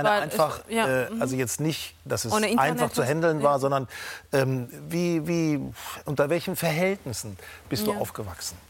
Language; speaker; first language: German; native; German